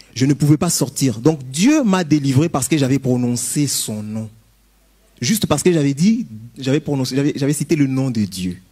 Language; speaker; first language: French; non-native, local second language; Lingala